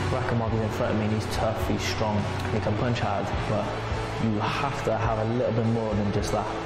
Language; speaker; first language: English; native; English